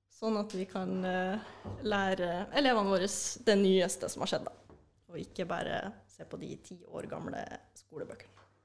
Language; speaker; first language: Norwegian; native; Norwegian